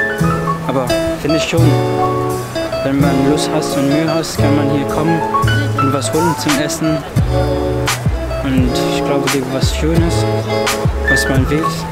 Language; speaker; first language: German; non-native, learner; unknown